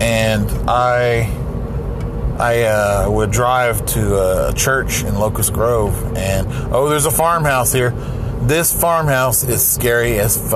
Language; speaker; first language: English; native; English